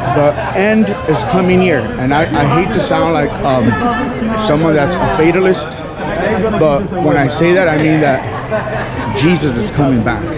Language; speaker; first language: English; native; English